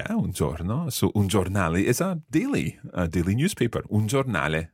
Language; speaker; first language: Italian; non-native, fluent; English